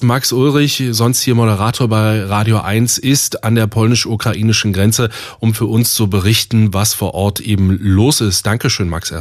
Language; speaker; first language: German; native; German